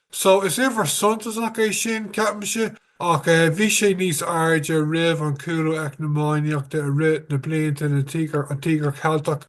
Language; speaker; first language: Irish; non-native, local second language; English